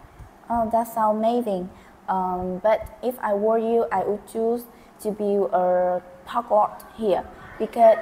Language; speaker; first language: English; non-native, learner; Vietnamese